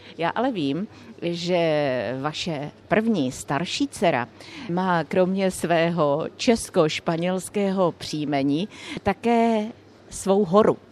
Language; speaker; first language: Czech; native; Czech